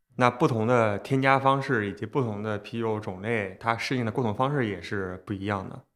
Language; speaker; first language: Chinese; native; Chinese